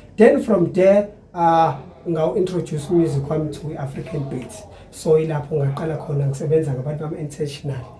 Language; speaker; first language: Zulu; native; Zulu